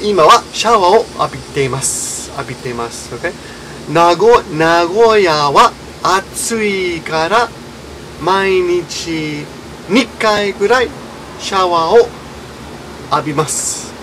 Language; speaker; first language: Japanese; non-native, fluent; English